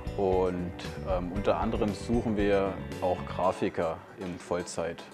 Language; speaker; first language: German; native; German